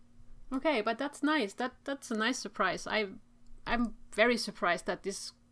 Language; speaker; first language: English; non-native, fluent; Czech